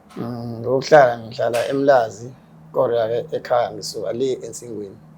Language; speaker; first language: Zulu; native; Zulu